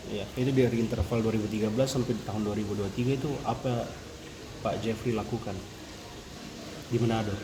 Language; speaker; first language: Indonesian; native; Indonesian